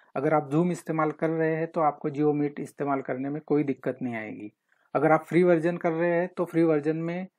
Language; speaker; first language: Hindi; non-native, local second language; Marathi